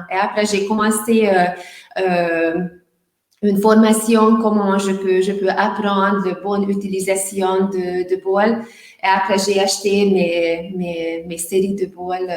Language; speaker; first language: French; non-native, learner; Hungarian